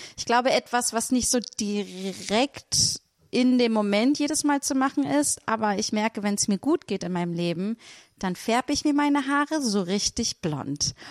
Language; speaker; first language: German; native; German